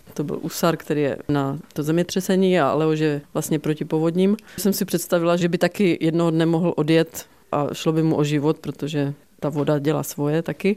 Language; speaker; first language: Czech; native; Czech